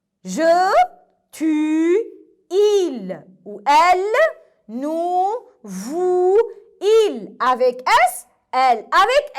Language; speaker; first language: French; non-native, local second language; Arabic